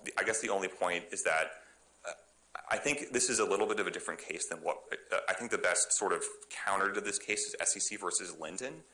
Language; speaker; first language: English; native; English